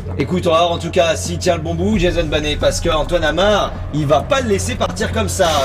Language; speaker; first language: French; native; French